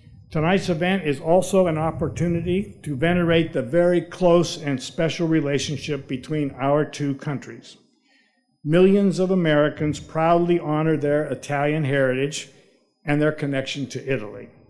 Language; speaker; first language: English; native; English